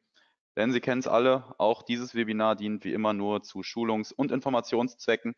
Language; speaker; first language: German; native; German